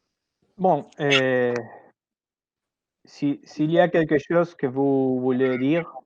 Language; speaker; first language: French; non-native, learner; Spanish